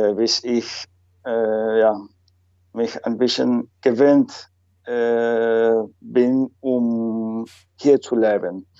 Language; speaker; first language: German; non-native, fluent; Spanish